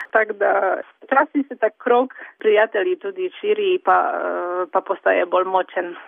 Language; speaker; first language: Slovenian; non-native, fluent; Polish